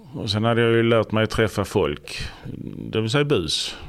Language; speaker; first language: Swedish; native; Swedish